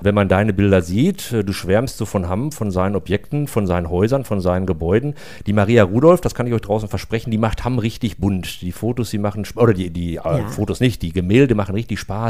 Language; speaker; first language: German; native; German